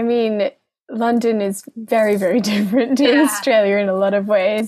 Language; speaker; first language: English; native; English